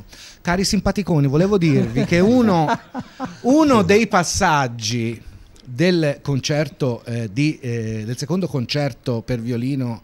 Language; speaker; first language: Italian; native; Italian